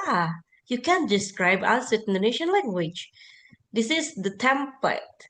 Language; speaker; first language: English; non-native, learner; Indonesian